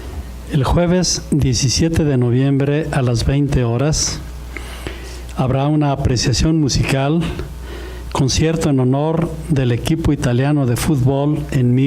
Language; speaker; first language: Spanish; native; Spanish